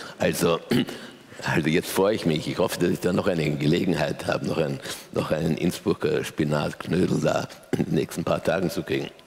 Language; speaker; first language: German; native; German